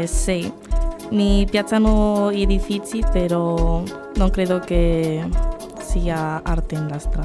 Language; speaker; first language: Italian; non-native, learner; Spanish